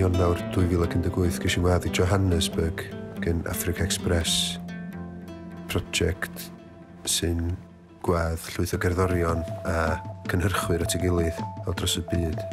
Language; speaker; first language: Welsh; native; Welsh